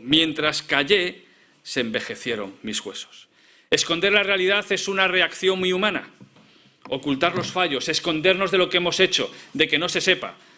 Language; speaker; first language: Spanish; native; Spanish